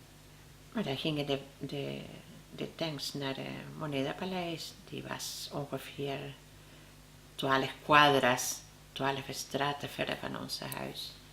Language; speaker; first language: Dutch; non-native, learner; Spanish